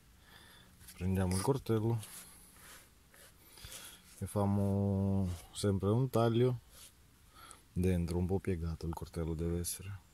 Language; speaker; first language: Italian; non-native, fluent; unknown